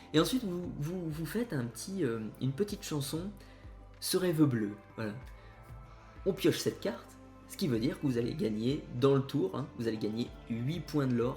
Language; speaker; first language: French; native; French